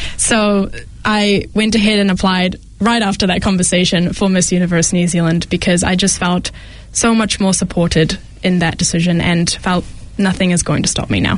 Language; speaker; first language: English; early bilingual, other home language; Malayalam